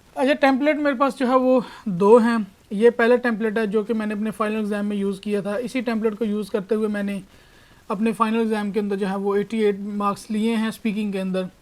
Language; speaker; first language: Urdu; non-native, local second language; Punjabi